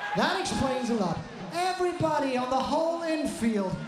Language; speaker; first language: English; non-native, fluent; German